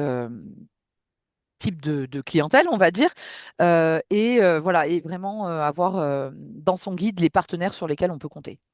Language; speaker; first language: French; native; French